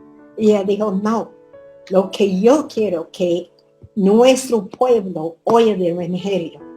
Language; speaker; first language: Spanish; non-native, fluent; English